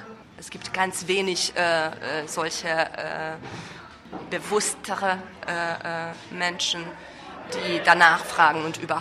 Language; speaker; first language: German; non-native, fluent; Hungarian